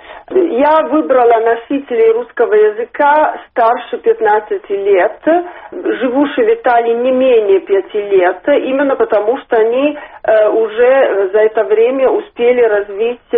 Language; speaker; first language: Russian; non-native, fluent; Italian